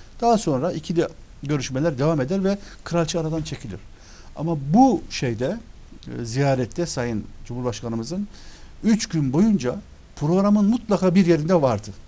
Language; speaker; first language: Turkish; early bilingual, other home language; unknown